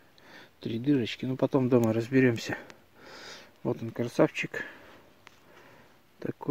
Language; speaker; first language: Russian; native; Russian